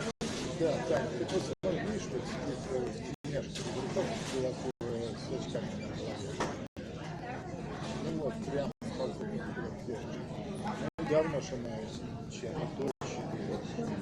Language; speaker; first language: Russian; native; Russian